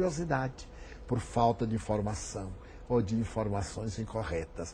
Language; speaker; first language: Portuguese; native; Portuguese